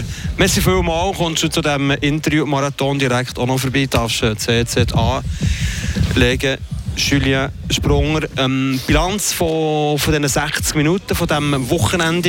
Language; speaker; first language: German; native; German